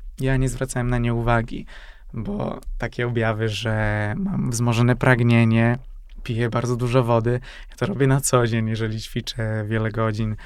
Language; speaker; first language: Polish; non-native, fluent; Hungarian